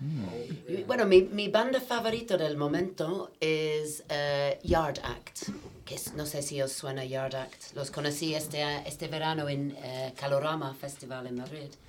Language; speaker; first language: Spanish; non-native, fluent; English